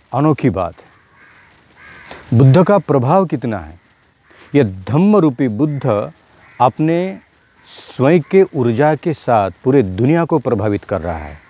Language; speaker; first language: Hindi; non-native, local second language; Marathi